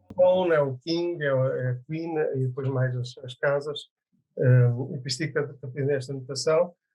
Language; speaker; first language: Portuguese; native; Portuguese